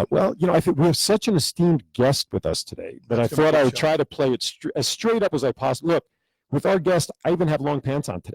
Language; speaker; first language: English; native; English